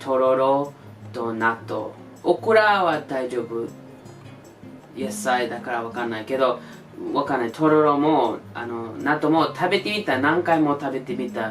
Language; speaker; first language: Japanese; non-native, learner; English